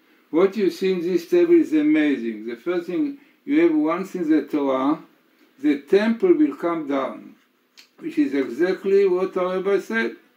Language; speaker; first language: English; non-native, fluent; Hebrew